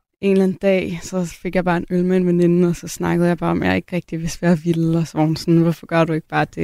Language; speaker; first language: Danish; native; Danish